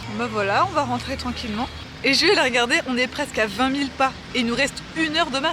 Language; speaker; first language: French; native; French